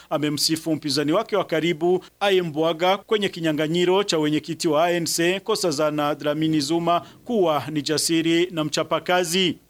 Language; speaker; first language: Swahili; non-native, local second language; Rundi